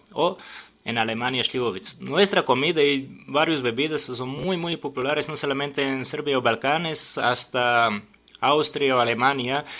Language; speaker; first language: Spanish; non-native, learner; Serbian